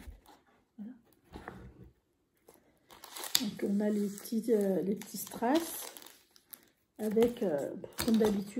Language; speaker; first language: French; native; French